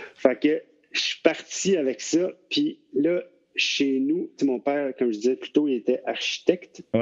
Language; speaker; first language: French; native; French